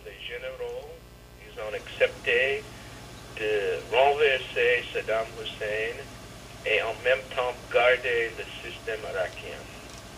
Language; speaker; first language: French; non-native, fluent; English